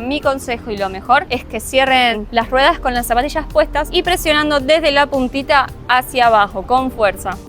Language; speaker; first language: Spanish; native; Spanish